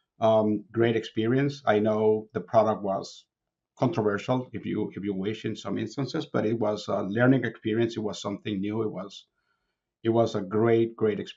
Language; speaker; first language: English; non-native, fluent; Spanish